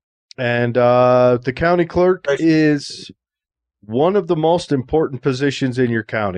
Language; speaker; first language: English; native; English